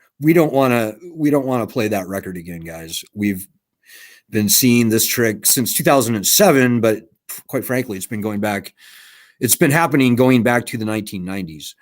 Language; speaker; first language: English; native; English